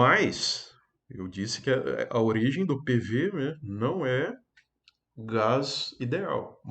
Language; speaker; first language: Portuguese; native; Portuguese